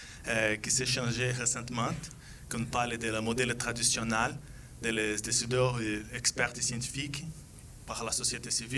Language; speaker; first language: French; non-native, fluent; Portuguese